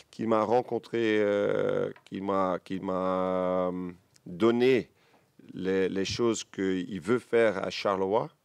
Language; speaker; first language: French; non-native, learner; Dutch